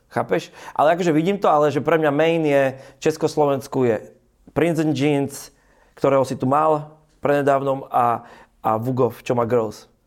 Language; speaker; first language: Slovak; native; Slovak